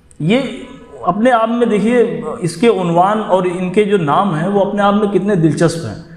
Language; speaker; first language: Urdu; native; Urdu